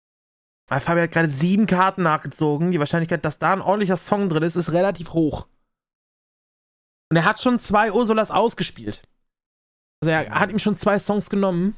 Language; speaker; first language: German; native; German